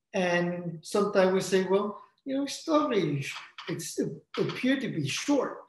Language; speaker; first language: English; non-native, fluent; Vietnamese